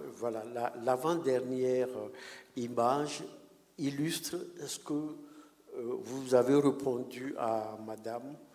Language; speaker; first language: French; non-native, local second language; Ewe